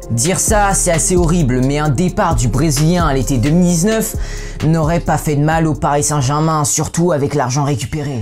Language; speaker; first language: French; native; French